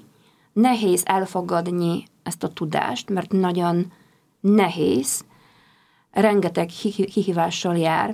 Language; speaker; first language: Hungarian; non-native, fluent; Polish